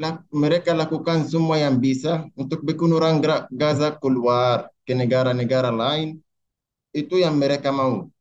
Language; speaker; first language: Indonesian; non-native, learner; Arabic